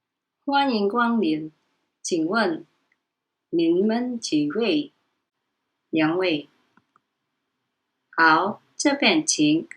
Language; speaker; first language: Chinese; non-native, fluent; Indonesian